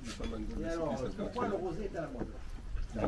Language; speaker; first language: French; native; French